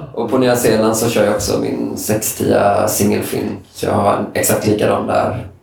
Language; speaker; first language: Swedish; native; Swedish